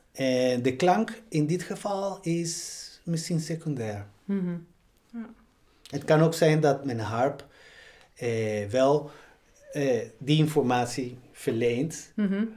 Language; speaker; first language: Dutch; non-native, fluent; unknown